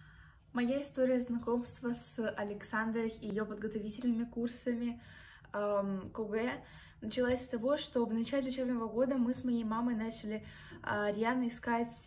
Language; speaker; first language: Russian; native; Russian